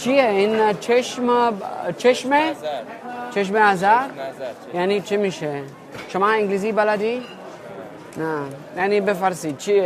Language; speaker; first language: Persian; non-native, learner; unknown